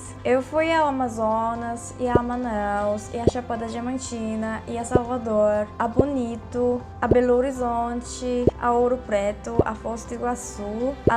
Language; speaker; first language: Portuguese; non-native, fluent; Korean